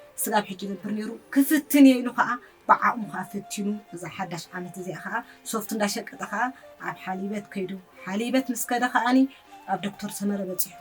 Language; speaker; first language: Tigrinya; native; Tigrinya